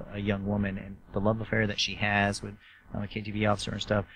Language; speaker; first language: English; native; English